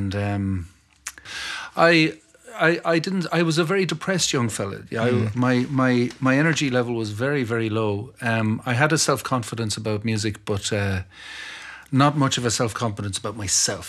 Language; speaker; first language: English; non-native, local second language; Irish